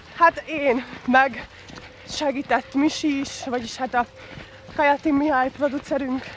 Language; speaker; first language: Hungarian; early bilingual, other home language; Russian